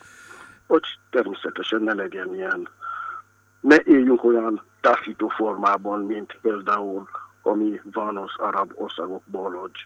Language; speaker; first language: Hungarian; non-native, fluent; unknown